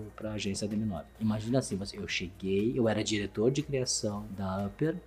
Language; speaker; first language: Portuguese; early bilingual, other home language; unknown